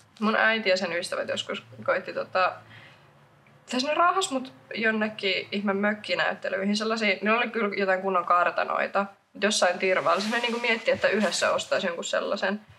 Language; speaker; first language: Finnish; native; Finnish